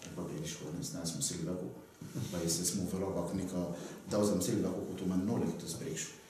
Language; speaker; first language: Latvian; non-native, learner; Arabic